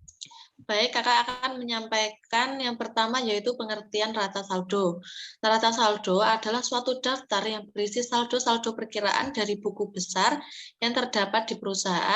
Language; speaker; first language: Indonesian; native; Indonesian